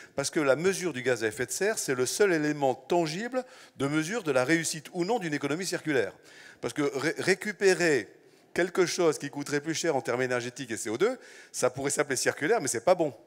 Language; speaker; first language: French; native; French